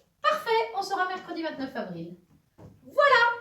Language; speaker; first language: French; native; French